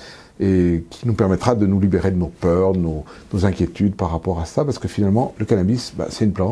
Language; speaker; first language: French; native; French